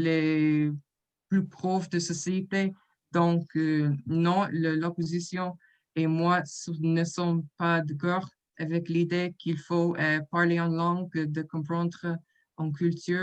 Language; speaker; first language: French; non-native, learner; English